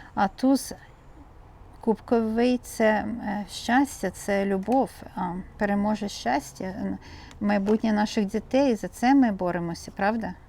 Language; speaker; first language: Ukrainian; native; Ukrainian